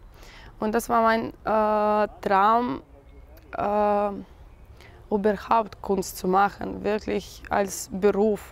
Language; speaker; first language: German; non-native, learner; Russian